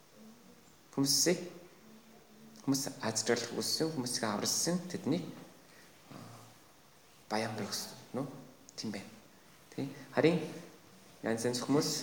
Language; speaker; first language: Mongolian; non-native, fluent; Korean